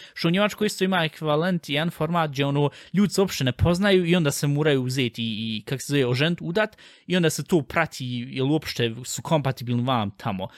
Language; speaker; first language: Bosnian; early bilingual, heritage; Bosnian